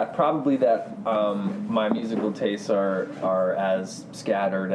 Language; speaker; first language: English; native; English